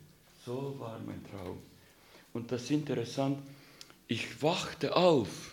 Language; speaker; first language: German; non-native, learner; Russian